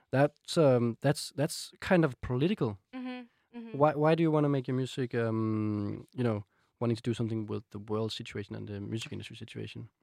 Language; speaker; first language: English; non-native, fluent; Danish